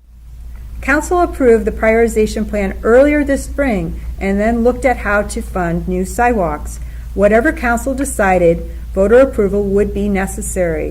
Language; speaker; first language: English; native; English